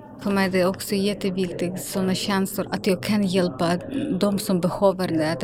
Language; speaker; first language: Swedish; non-native, learner; Ukrainian